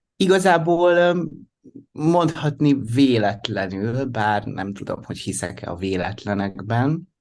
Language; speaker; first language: Hungarian; native; Hungarian